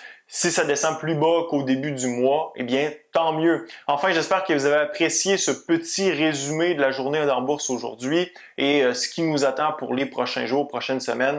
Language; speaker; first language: French; native; French